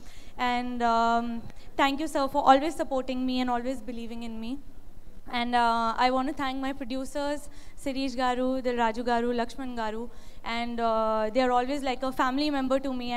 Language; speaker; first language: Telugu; non-native, learner; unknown